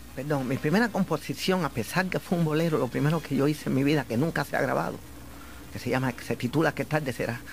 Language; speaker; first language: Spanish; native; Spanish